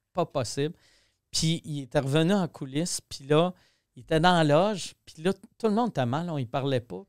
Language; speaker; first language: French; native; French